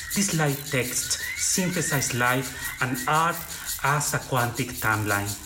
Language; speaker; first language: English; non-native, fluent; Spanish